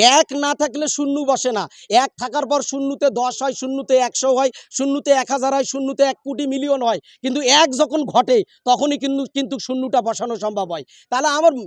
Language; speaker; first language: Bangla; native; Bangla